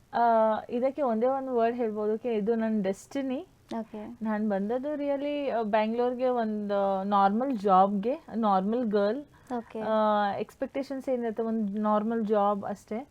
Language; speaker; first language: Kannada; non-native, learner; Hindi